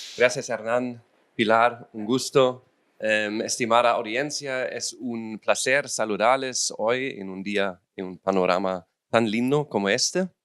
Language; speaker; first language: Spanish; non-native, fluent; German